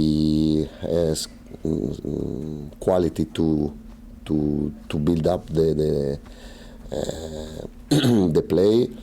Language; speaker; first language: English; non-native, learner; Italian